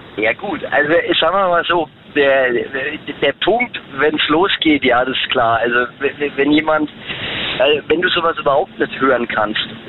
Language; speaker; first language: German; native; German